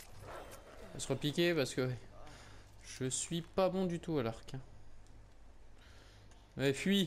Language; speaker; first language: French; native; French